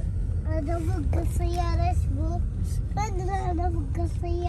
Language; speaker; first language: Arabic; early bilingual, other home language; Urdu